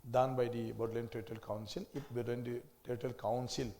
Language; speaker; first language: English; non-native, local second language; Assamese